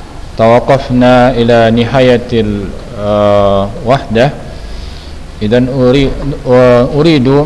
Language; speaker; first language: Arabic; non-native, fluent; Indonesian